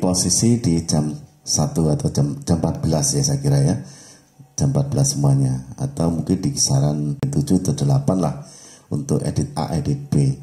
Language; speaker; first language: Indonesian; native; Indonesian